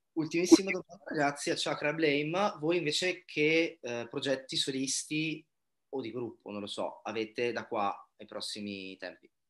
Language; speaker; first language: Italian; native; Italian